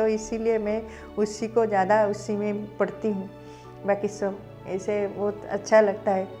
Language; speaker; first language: Hindi; non-native, local second language; Odia